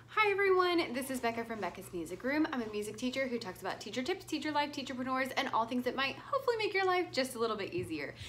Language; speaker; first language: English; native; English